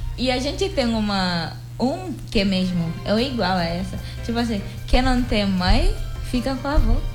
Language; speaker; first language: Portuguese; non-native, local second language; Upper Guinea Crioulo